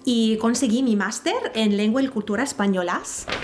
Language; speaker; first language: Spanish; non-native, fluent; English